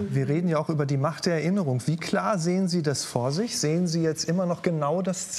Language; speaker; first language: German; native; German